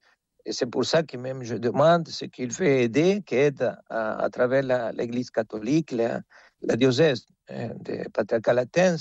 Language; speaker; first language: French; non-native, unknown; Spanish